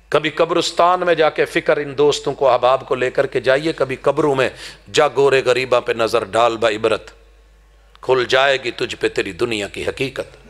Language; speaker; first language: Urdu; non-native, local second language; Punjabi